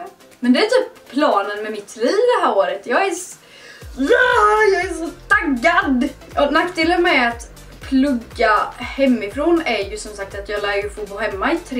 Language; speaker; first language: Swedish; native; Swedish